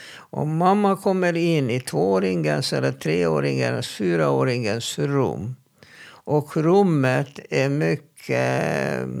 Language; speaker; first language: Swedish; non-native, fluent; Hebrew